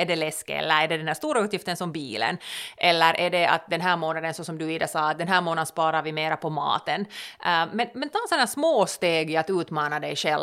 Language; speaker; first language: Swedish; native; Swedish